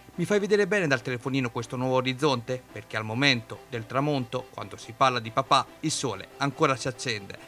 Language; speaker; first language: Italian; native; Italian